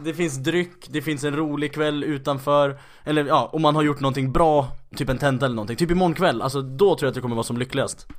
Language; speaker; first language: Swedish; native; Swedish